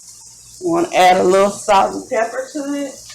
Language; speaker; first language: English; native; English